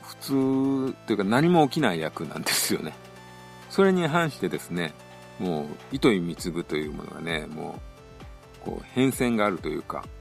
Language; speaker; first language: Japanese; native; Japanese